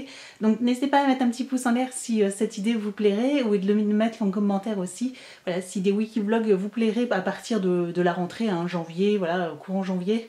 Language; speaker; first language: French; native; French